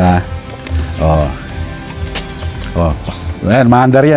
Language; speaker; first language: Filipino; non-native, local second language; Pampanga